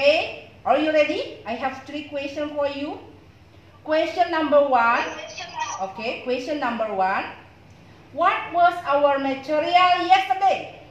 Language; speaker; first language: English; non-native, learner; Indonesian